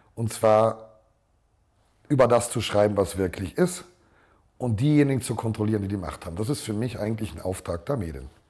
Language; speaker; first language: German; native; German